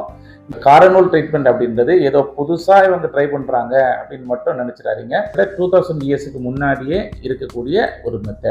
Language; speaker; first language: Tamil; native; Tamil